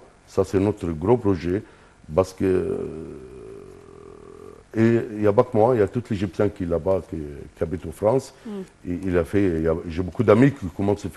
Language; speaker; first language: French; non-native, fluent; Arabic